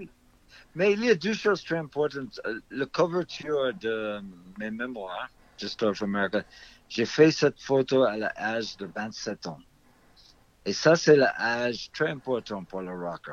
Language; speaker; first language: French; non-native, fluent; English